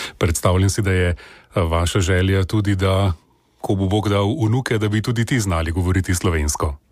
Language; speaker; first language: Slovenian; native; Slovenian